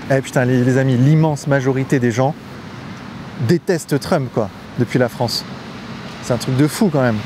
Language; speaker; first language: French; native; French